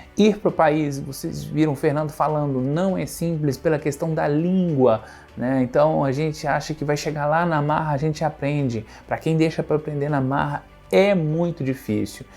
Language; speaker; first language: Portuguese; native; Portuguese